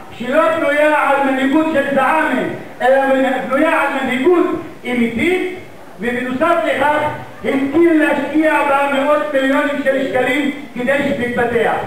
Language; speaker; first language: Hebrew; non-native, local second language; Arabic